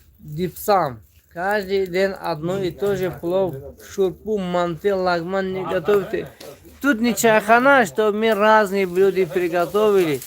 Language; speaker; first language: Russian; non-native, local second language; Tajik